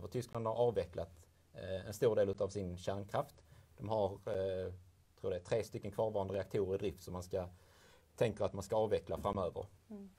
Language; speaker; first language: Swedish; native; Swedish